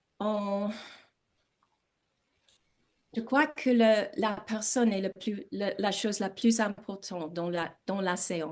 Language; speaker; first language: French; non-native, learner; English